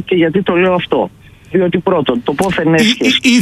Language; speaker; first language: Greek; native; Greek